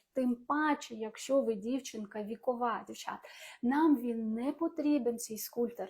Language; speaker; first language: Ukrainian; non-native, local second language; Russian